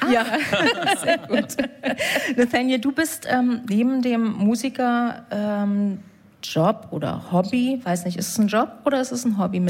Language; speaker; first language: German; native; German